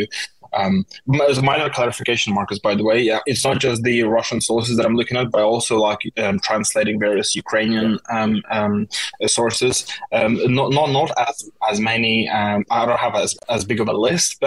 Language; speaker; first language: English; non-native, fluent; Russian